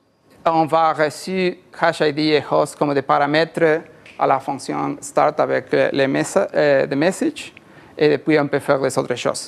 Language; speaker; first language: French; non-native, learner; Spanish